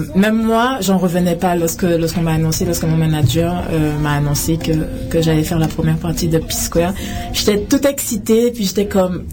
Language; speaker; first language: French; native; French